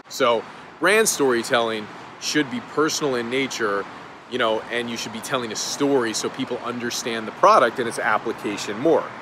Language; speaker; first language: English; native; English